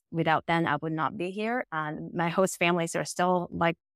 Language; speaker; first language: English; non-native, fluent; Japanese